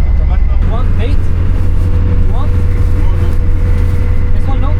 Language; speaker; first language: English; non-native, learner; French